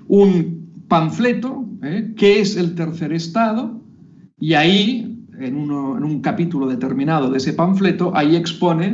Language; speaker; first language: Spanish; native; Spanish